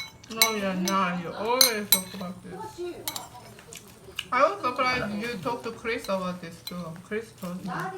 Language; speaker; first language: English; non-native, fluent; Korean